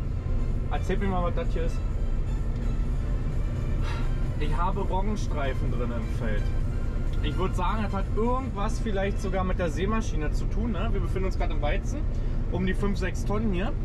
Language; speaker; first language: German; native; German